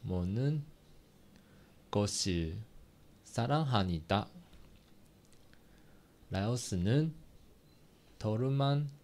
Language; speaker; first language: Korean; non-native, learner; Chinese